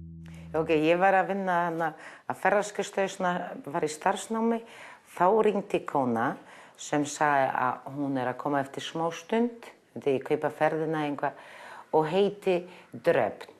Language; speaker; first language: Icelandic; non-native, learner; Polish